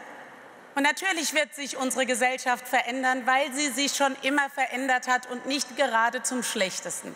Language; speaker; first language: German; native; German